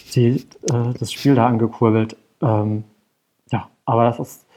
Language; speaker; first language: German; native; German